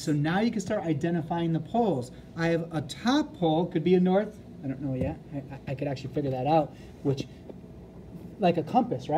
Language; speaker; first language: English; native; English